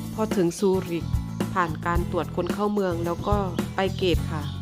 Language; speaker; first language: Thai; non-native, local second language; Lao